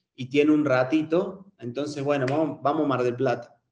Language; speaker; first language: Spanish; native; Spanish